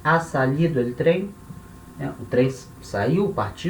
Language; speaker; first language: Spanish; non-native, fluent; Portuguese